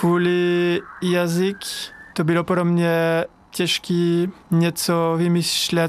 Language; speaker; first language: Czech; non-native, learner; French